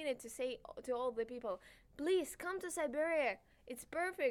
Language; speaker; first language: English; non-native, learner; Russian